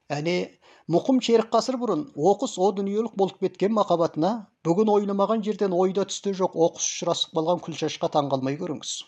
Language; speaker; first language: Kazakh; native; Kazakh